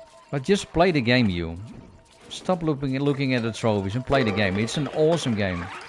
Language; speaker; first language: English; non-native, fluent; Dutch